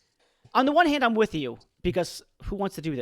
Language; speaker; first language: English; native; English